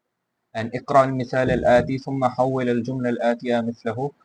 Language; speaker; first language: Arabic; non-native, fluent; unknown